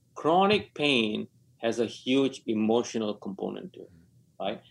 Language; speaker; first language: English; non-native, local second language; Tamil